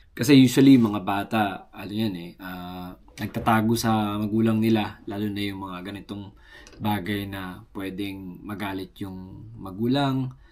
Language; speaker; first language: Filipino; native; Filipino